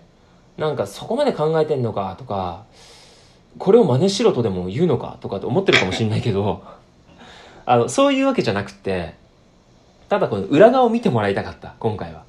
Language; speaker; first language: Japanese; native; Japanese